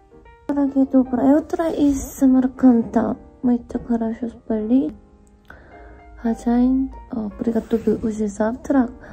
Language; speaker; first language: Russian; non-native, learner; Korean